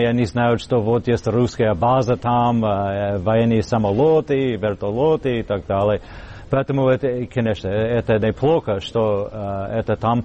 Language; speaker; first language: Russian; non-native, fluent; English